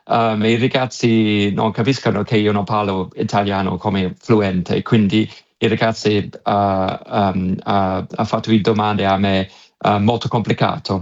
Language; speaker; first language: Italian; non-native, fluent; English